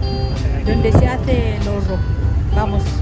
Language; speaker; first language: Spanish; non-native, fluent; Filipino